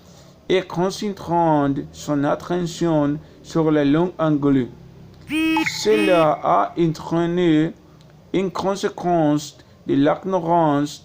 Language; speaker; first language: French; non-native, learner; Spanish